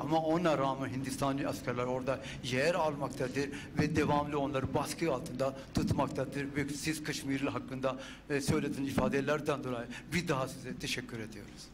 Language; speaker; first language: Turkish; non-native, fluent; Urdu